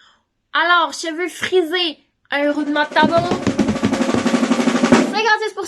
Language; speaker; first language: French; native; French